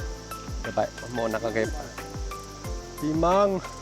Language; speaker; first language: Japanese; non-native, learner; Filipino